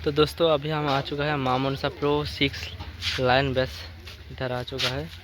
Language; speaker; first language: Hindi; non-native, local second language; Bangla